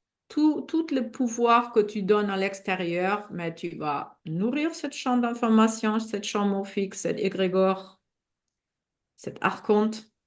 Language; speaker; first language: French; non-native, fluent; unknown